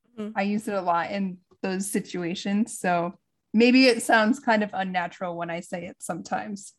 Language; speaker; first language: English; native; English